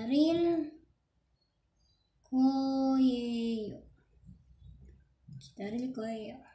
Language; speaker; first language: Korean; non-native, fluent; Filipino